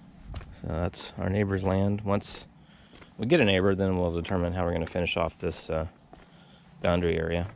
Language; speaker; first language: English; native; English